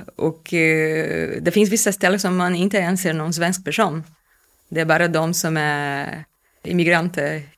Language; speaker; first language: Swedish; non-native, fluent; Portuguese